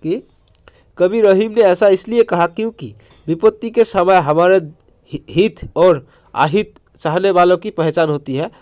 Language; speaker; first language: Hindi; non-native, local second language; Assamese